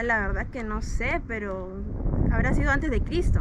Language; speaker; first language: Spanish; native; Spanish